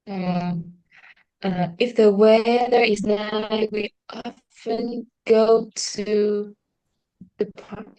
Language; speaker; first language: English; non-native, learner; Vietnamese